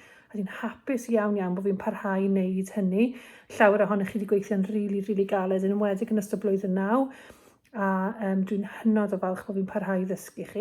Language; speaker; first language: Welsh; native; Welsh